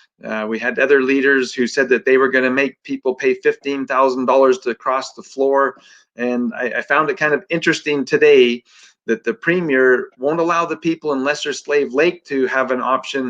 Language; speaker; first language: English; native; English